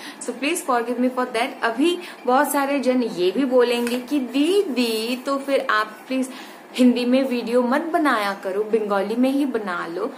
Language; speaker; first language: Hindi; non-native, local second language; Bangla